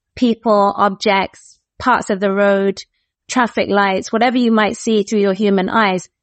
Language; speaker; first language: English; native; English